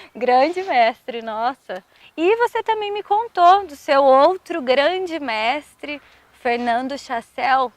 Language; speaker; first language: Portuguese; native; Portuguese